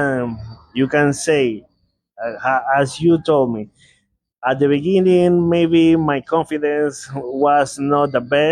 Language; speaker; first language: English; non-native, learner; Spanish